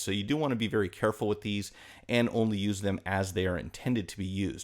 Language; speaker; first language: English; native; English